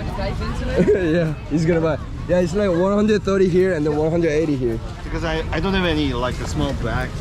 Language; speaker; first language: English; non-native, learner; Korean